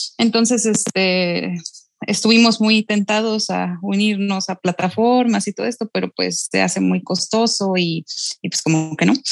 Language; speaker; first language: Spanish; native; Spanish